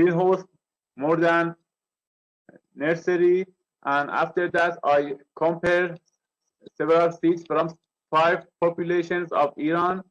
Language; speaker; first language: English; non-native, learner; Persian